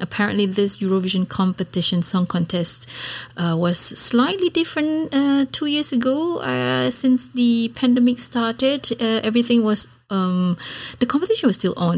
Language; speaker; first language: English; non-native, local second language; Malay